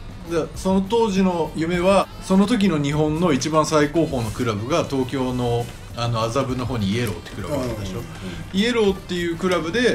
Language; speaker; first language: Japanese; native; Japanese